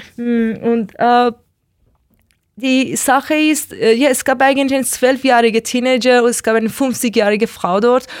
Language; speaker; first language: German; non-native, learner; Persian